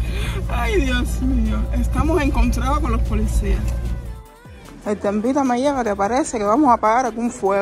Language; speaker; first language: Spanish; native; Spanish